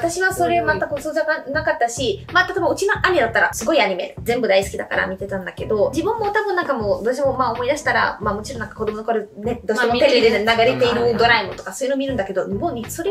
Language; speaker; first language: Japanese; non-native, fluent; Italian